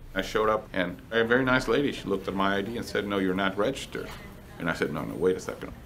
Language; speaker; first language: English; native; English